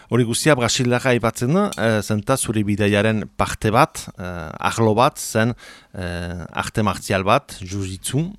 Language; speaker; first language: Basque; native; Basque